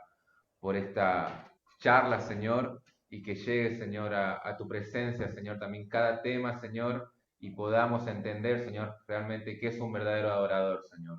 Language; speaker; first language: Spanish; native; Spanish